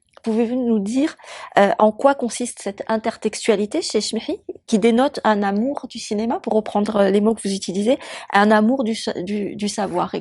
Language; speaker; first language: French; native; French